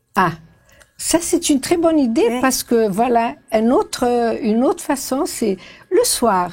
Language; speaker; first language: French; non-native, fluent; Portuguese